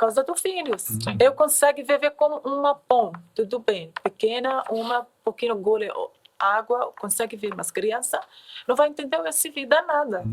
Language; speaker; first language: Portuguese; non-native, learner; Arabic